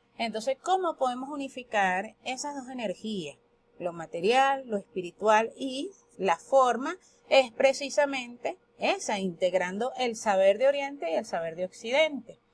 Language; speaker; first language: Spanish; native; Spanish